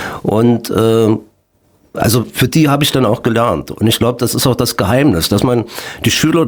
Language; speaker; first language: German; native; German